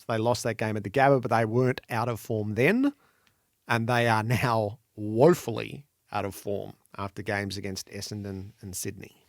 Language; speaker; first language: English; native; English